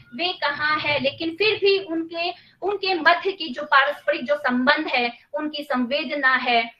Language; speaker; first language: Hindi; non-native, local second language; Nepali